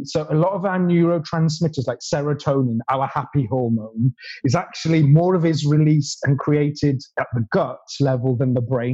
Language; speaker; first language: English; native; English